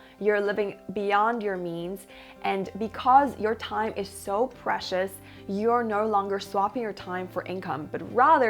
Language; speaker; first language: English; early bilingual, other home language; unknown